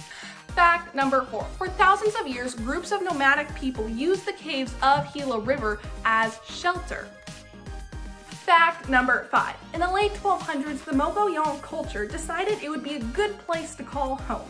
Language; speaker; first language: English; native; English